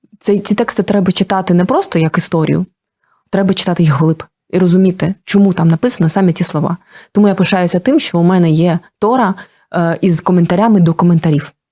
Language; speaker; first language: Ukrainian; non-native, local second language; Russian